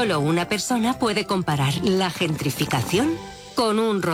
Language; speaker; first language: Spanish; native; Spanish